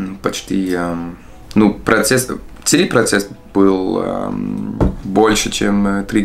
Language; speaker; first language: Russian; non-native, learner; Dutch